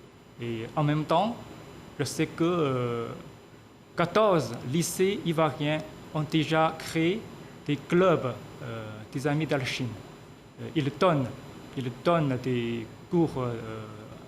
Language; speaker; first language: French; non-native, fluent; Chinese